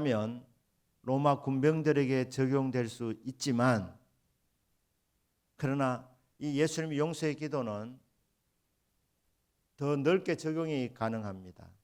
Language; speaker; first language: Korean; native; Korean